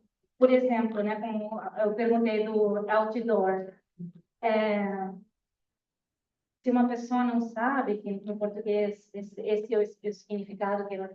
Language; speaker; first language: Portuguese; non-native, fluent; Spanish